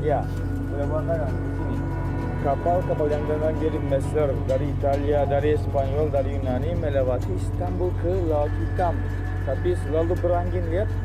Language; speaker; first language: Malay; non-native, fluent; Turkish